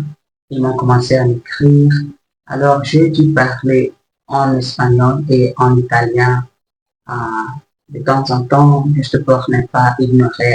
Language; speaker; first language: French; non-native, learner; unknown